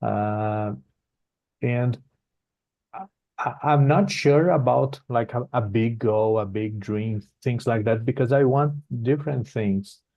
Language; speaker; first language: English; non-native, fluent; Portuguese